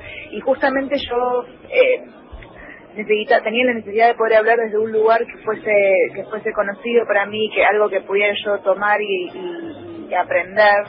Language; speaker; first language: Spanish; early bilingual, other home language; Korean